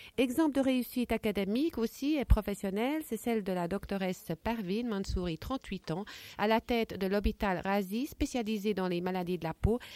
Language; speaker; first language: French; native; French